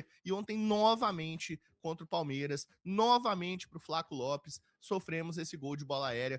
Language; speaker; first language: Portuguese; native; Portuguese